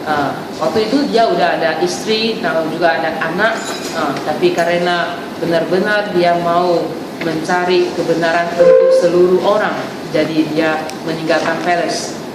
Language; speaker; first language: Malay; non-native, fluent; Chinese